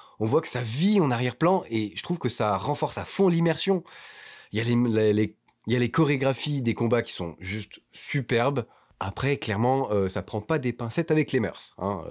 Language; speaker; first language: French; native; French